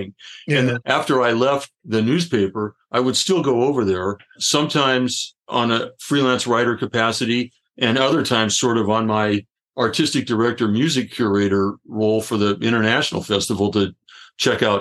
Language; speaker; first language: English; native; English